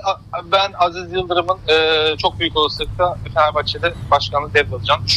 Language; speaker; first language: Turkish; native; Turkish